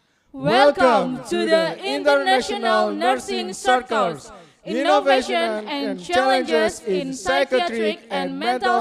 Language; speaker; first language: English; non-native, learner; Indonesian